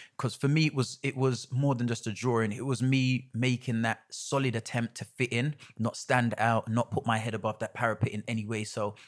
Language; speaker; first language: English; native; English